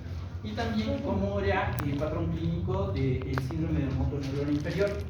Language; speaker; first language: Spanish; native; Spanish